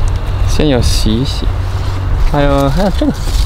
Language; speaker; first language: Chinese; non-native, fluent; German